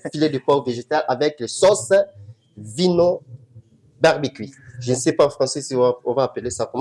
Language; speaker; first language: French; non-native, local second language; Lingala